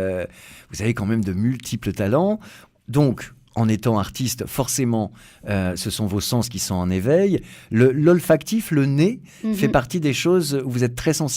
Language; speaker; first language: French; native; French